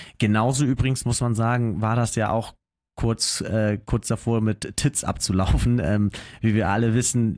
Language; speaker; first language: German; native; German